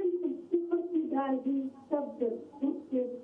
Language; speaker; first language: Portuguese; non-native, local second language; Kabuverdianu